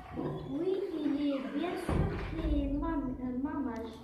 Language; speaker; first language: French; non-native, learner; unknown